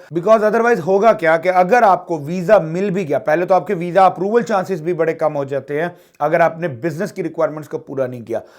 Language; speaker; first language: Urdu; native; Urdu